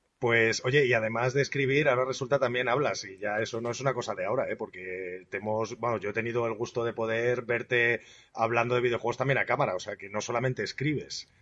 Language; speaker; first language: Spanish; native; Spanish